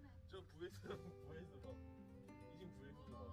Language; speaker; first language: Chinese; non-native, learner; Japanese